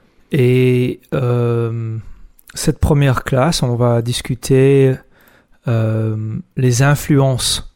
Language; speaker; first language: French; non-native, fluent; English